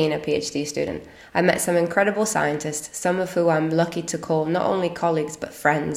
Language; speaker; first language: English; non-native, fluent; Italian